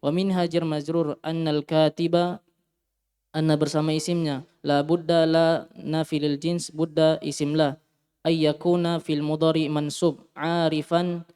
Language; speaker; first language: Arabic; non-native, learner; Indonesian